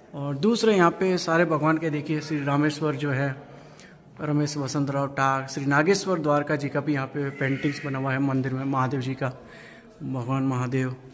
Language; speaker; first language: Hindi; non-native, local second language; Gujarati